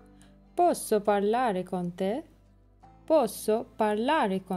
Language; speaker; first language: Italian; non-native, learner; Bangla